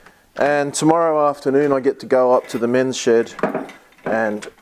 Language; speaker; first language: English; native; English